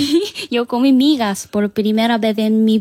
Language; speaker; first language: Spanish; non-native, learner; Korean